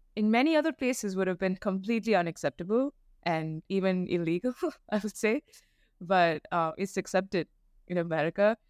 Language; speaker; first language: English; non-native, local second language; Tamil